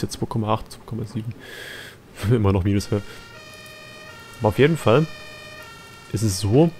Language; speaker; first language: German; native; German